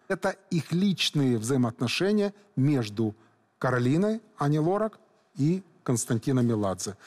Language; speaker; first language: Russian; native; Russian